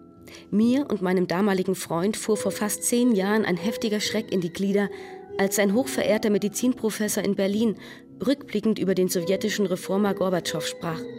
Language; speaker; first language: German; native; German